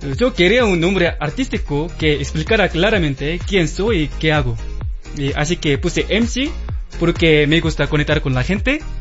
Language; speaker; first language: Spanish; non-native, learner; Korean